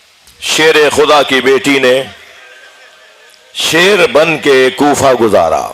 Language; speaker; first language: Urdu; native; Urdu